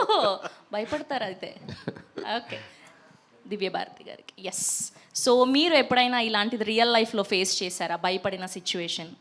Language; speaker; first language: Telugu; native; Telugu